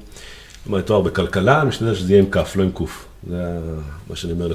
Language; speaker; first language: Hebrew; native; Hebrew